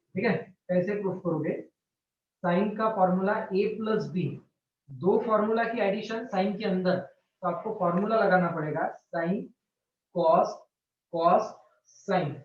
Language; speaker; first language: Hindi; non-native, local second language; Marathi